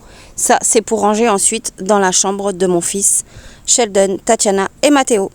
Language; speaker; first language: French; native; French